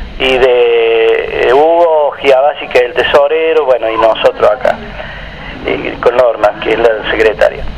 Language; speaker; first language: Spanish; native; Spanish